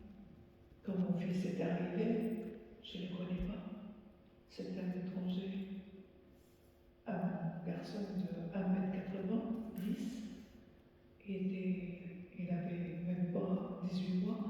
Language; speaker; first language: French; non-native, fluent; Arabic